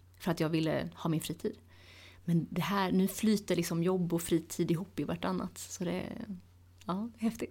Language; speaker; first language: Swedish; early bilingual, other home language; Tigrinya